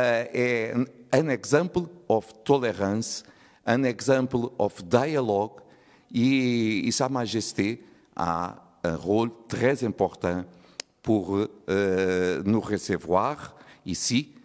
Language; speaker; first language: French; non-native, learner; Portuguese